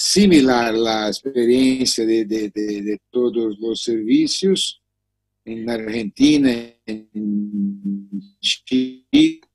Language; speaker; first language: Spanish; non-native, learner; Portuguese